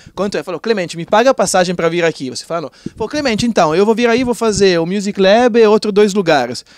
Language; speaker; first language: Portuguese; non-native, fluent; Italian